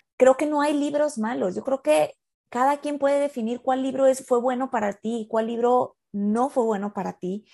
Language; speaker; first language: Spanish; native; Spanish